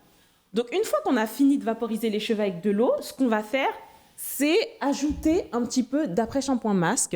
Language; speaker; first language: French; non-native, local second language; Haitian Creole